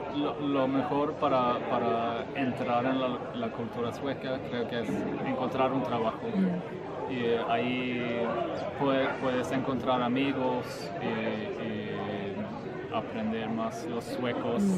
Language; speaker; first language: Spanish; non-native, fluent; Swedish